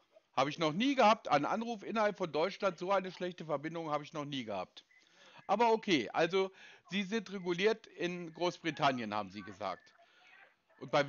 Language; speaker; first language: German; native; German